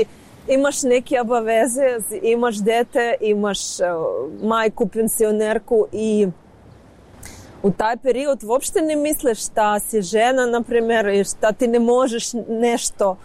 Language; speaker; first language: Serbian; non-native, learner; Ukrainian